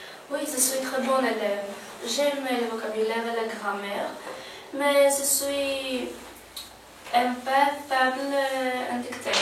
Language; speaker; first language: French; non-native, learner; Greek